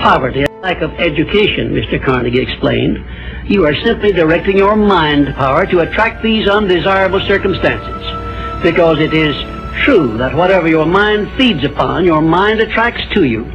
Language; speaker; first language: English; native; English